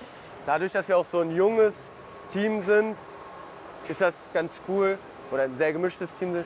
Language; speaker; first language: German; native; German